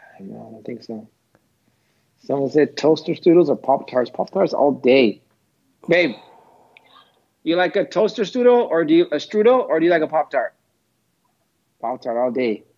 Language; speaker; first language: English; native; English